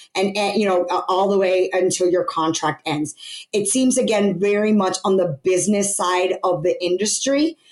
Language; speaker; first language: English; native; English